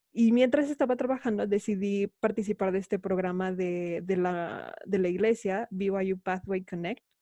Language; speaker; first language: Spanish; native; Spanish